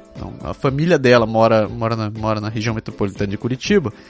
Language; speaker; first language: Portuguese; non-native, local second language; Japanese